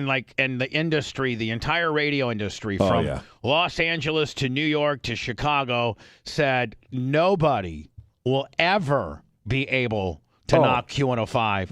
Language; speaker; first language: English; native; English